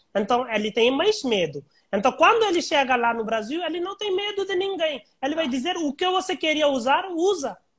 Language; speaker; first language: Portuguese; non-native, learner; Hindi